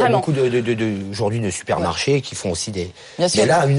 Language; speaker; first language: French; native; French